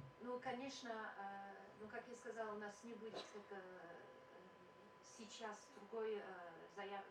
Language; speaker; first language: Russian; non-native, fluent; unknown